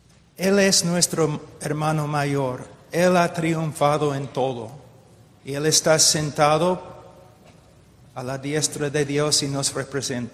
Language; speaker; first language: Spanish; non-native, fluent; English